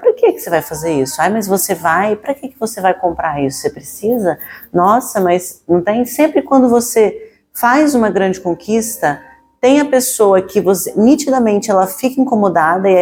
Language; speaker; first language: Portuguese; native; Portuguese